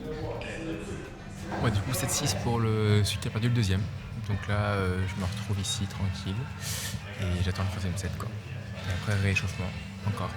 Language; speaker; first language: French; native; French